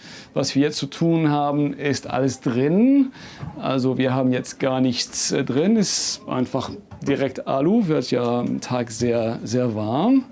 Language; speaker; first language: German; non-native, fluent; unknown